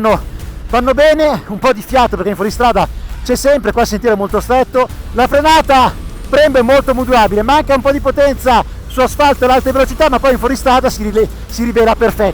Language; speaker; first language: Italian; native; Italian